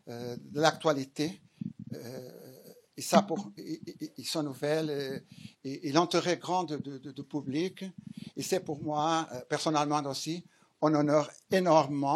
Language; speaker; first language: French; non-native, fluent; Portuguese